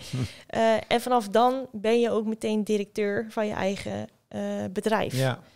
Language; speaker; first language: Dutch; native; Dutch